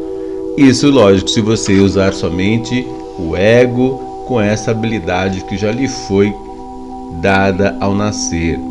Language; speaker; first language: Portuguese; native; Portuguese